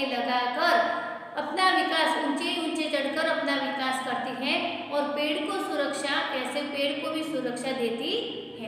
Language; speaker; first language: Hindi; non-native, local second language; Gujarati